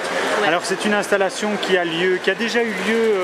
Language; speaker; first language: French; native; French